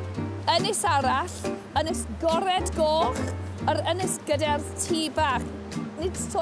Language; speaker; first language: Welsh; non-native, learner; English